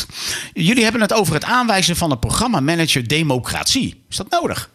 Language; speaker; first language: Dutch; native; Dutch